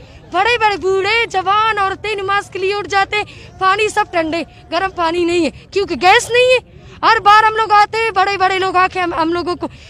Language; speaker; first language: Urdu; non-native, local second language; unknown